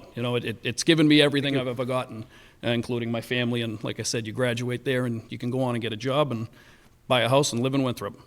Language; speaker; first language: English; native; English